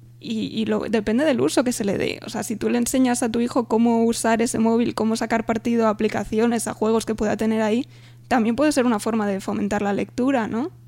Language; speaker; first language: Spanish; native; Spanish